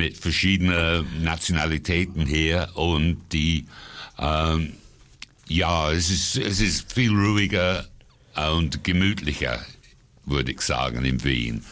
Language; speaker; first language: German; non-native, fluent; English